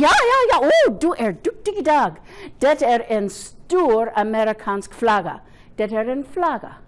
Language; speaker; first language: Swedish; non-native, fluent; English